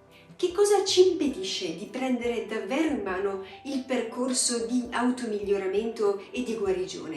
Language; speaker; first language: Italian; native; Italian